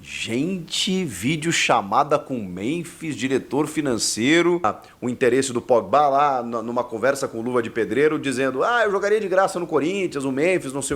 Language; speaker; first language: Portuguese; native; Portuguese